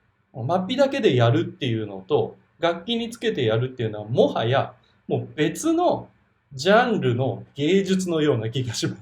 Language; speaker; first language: Japanese; native; Japanese